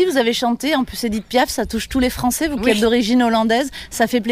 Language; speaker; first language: French; native; French